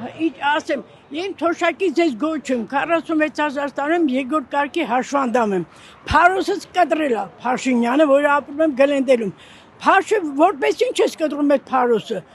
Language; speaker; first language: Armenian; native; Armenian